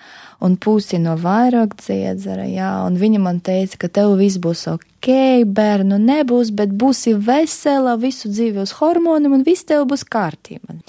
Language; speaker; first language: Latvian; non-native, local second language; Russian